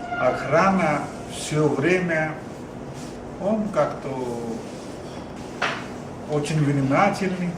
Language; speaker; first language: Russian; non-native, learner; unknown